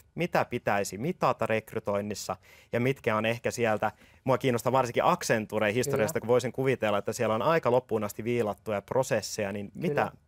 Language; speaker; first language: Finnish; native; Finnish